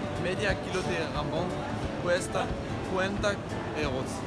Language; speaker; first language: Spanish; non-native, learner; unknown